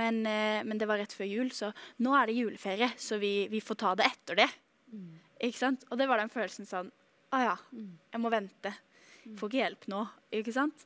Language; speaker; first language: Norwegian; native; Norwegian